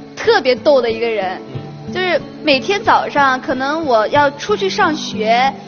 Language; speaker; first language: Chinese; native; Chinese